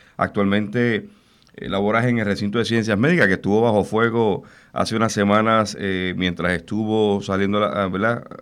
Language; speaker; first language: Spanish; native; Spanish